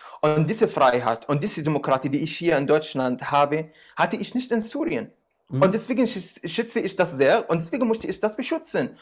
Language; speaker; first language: German; non-native, fluent; Arabic